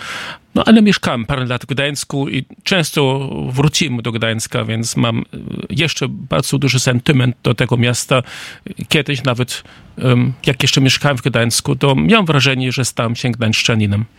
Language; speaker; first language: Polish; non-native, fluent; German